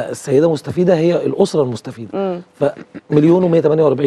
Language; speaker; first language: Arabic; native; Arabic